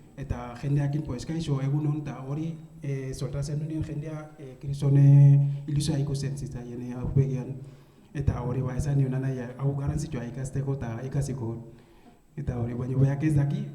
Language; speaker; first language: Basque; non-native, learner; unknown